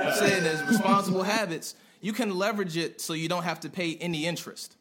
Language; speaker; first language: English; native; English